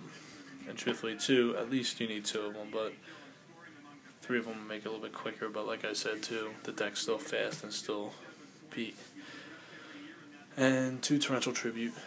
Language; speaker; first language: English; native; English